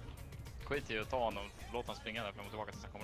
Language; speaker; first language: Swedish; native; Swedish